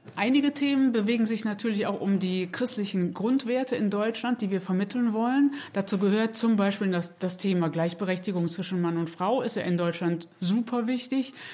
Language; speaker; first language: German; native; German